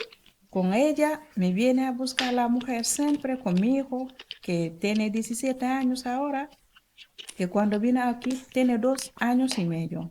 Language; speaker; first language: Spanish; non-native, learner; Wolof